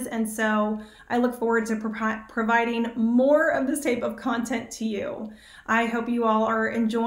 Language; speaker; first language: English; native; English